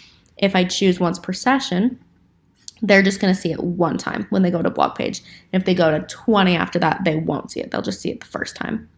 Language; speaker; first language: English; native; English